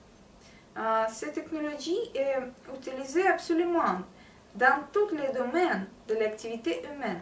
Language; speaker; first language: French; non-native, learner; Russian